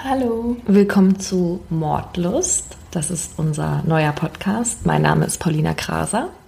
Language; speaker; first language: German; native; German